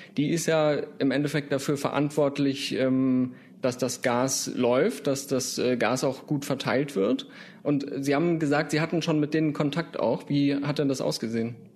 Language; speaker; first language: German; native; German